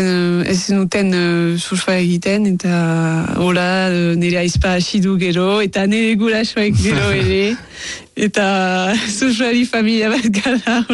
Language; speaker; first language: Basque; non-native, local second language; French